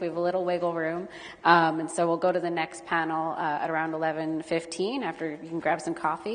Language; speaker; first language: English; native; English